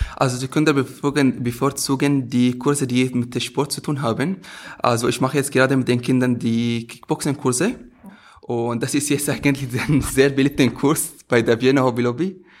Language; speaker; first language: German; non-native, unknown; Arabic